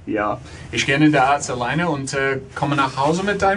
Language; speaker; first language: German; non-native, learner; English